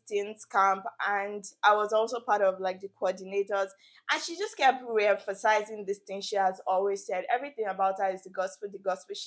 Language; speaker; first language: English; non-native, local second language; Yoruba